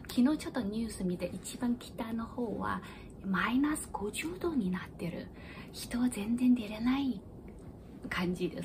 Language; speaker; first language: Japanese; non-native, fluent; Chinese